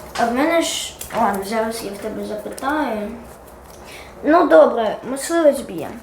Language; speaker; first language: Ukrainian; non-native, local second language; Russian